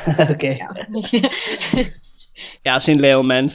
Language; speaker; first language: Danish; non-native, fluent; English